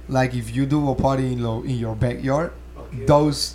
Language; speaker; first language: English; non-native, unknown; Spanish